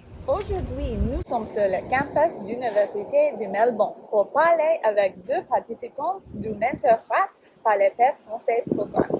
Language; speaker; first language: French; non-native, learner; English